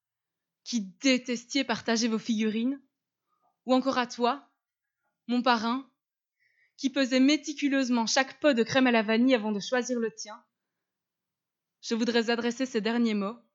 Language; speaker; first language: French; native; French